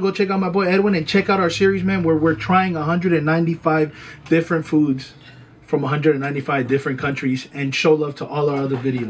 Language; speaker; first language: English; early bilingual, other home language; Spanish